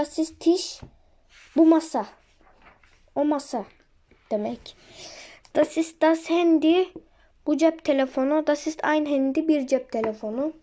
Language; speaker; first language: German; non-native, learner; Turkish